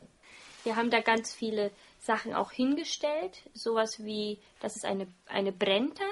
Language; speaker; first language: German; early bilingual, other home language; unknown